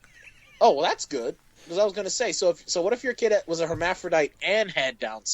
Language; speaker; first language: English; native; English